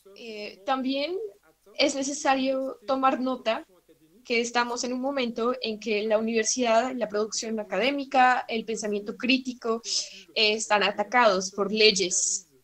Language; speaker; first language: Spanish; non-native, fluent; French